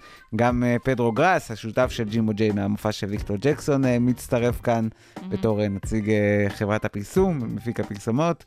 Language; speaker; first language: Hebrew; native; Hebrew